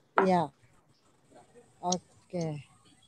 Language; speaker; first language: Indonesian; native; Indonesian